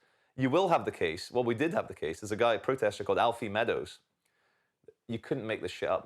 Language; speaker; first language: English; native; English